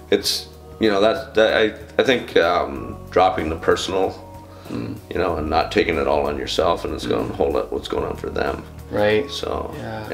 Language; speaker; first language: English; native; English